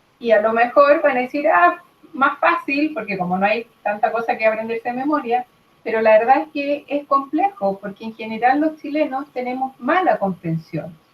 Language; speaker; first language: Spanish; native; Spanish